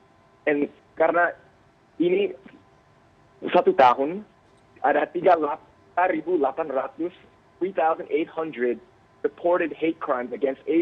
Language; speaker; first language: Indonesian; early bilingual, heritage; Indonesian